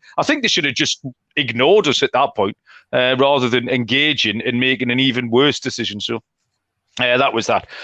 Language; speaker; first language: English; native; English